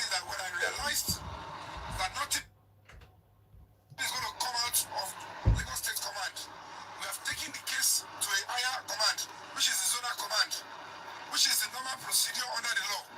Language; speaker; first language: English; non-native, local second language; Yoruba